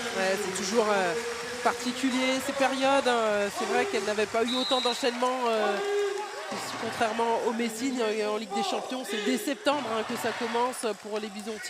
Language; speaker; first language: French; native; French